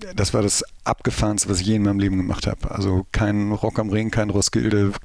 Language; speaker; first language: German; native; German